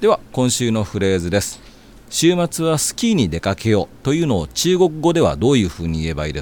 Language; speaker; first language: Japanese; native; Japanese